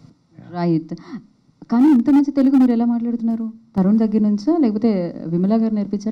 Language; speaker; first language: Telugu; native; Telugu